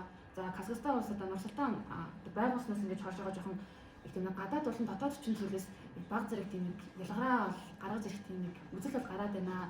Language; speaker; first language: Mongolian; native; Mongolian